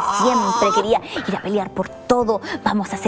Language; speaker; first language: Spanish; native; Spanish